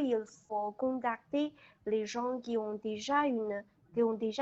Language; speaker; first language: French; non-native, learner; Chinese